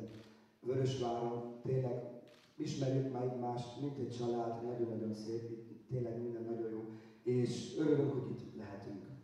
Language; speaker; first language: Hungarian; non-native, learner; German